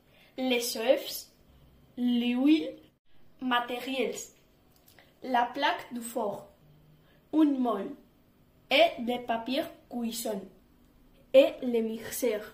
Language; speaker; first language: French; non-native, learner; Spanish